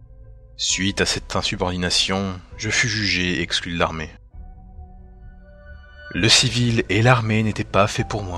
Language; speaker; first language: French; native; French